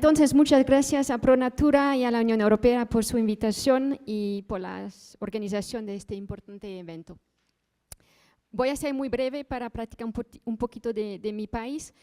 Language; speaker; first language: Spanish; non-native, fluent; Dutch